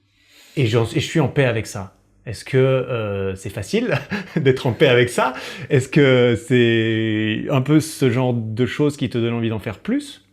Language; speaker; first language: French; native; French